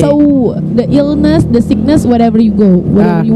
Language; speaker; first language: English; non-native, fluent; Indonesian